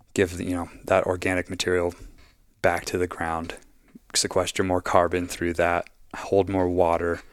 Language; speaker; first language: English; native; English